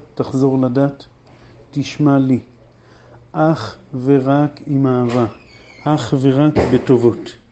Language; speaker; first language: Hebrew; native; Hebrew